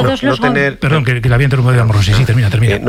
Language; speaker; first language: Spanish; native; Spanish